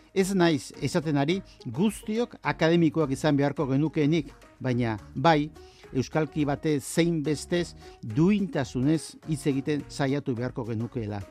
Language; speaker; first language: Basque; native; Basque